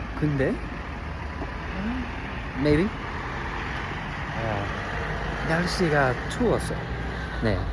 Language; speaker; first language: Korean; non-native, learner; English